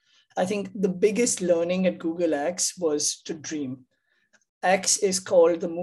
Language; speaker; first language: English; non-native, local second language; Hindi